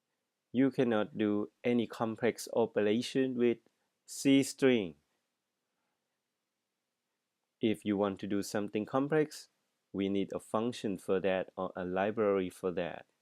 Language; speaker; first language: English; non-native, fluent; Thai